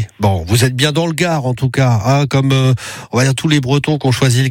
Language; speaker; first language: French; native; French